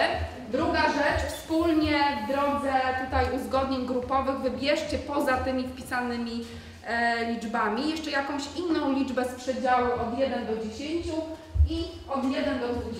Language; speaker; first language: Polish; native; Polish